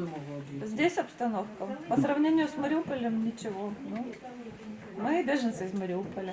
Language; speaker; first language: Russian; native; Russian